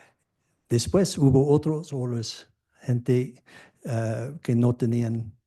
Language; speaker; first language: Spanish; non-native, fluent; French